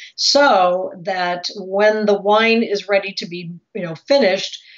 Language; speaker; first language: English; native; English